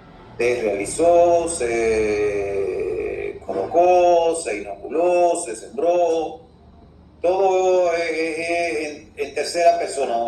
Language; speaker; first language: Spanish; native; Spanish